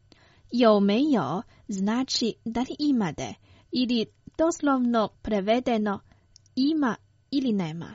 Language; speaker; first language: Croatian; non-native, fluent; Chinese